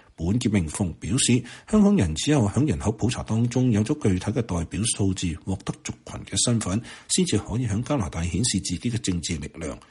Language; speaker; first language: Chinese; non-native, local second language; Cantonese